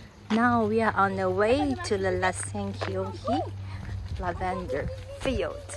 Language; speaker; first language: English; non-native, learner; Chinese